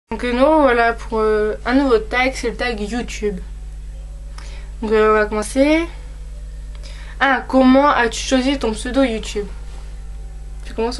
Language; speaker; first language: French; native; French